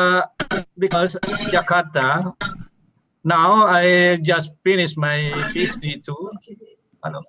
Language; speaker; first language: English; non-native, learner; Indonesian